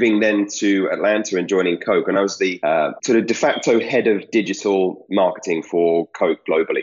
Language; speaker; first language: English; native; English